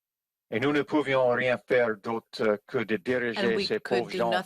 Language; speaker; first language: French; non-native, fluent; English